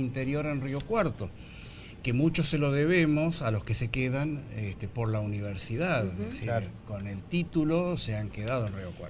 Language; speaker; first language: Spanish; native; Spanish